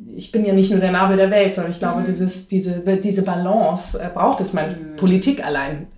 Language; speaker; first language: German; native; German